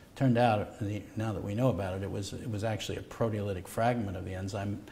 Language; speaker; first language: English; native; English